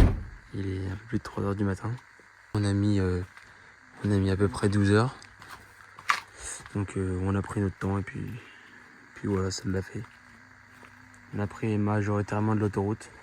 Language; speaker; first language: French; native; French